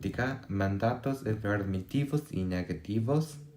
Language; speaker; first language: Spanish; non-native, learner; English